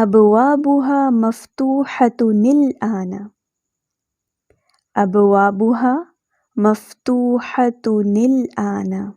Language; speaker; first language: Arabic; non-native, fluent; Urdu